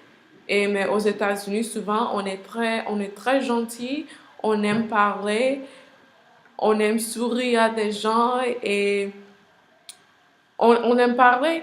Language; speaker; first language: French; non-native, learner; English